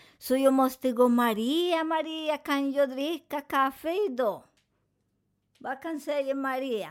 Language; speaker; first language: Swedish; non-native, learner; Spanish